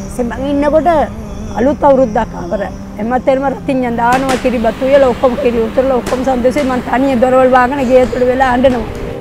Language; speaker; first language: Sinhala; non-native, local second language; Tamil